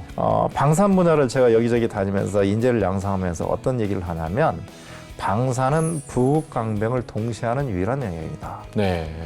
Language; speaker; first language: Korean; native; Korean